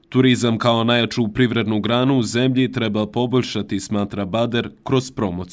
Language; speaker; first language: Bosnian; native; Bosnian